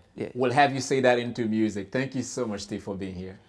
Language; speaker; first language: English; non-native, fluent; Haitian Creole